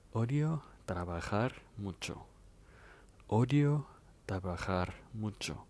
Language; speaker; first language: Spanish; non-native, fluent; Thai